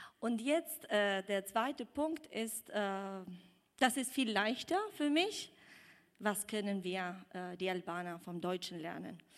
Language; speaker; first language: German; non-native, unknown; Albanian